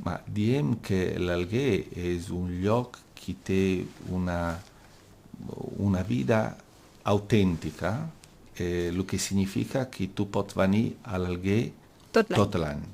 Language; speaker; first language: Catalan; non-native, local second language; Italian